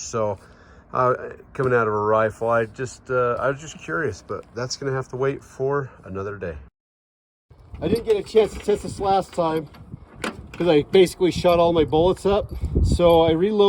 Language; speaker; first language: English; native; English